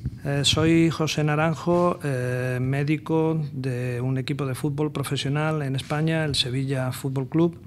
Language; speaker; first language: Spanish; native; Spanish